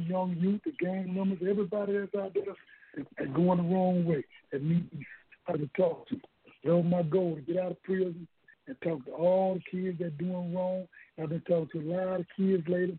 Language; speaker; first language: English; native; English